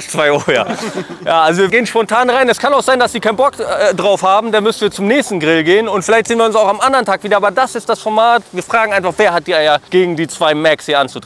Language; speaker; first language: German; native; German